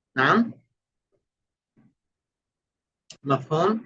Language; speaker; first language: Arabic; non-native, fluent; Bangla